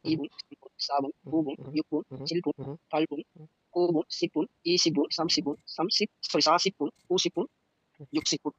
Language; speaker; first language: Korean; non-native, learner; Tamil